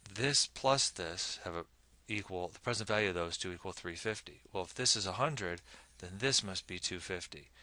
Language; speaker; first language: English; native; English